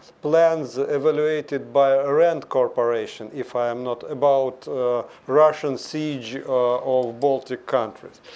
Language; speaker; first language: English; non-native, fluent; Russian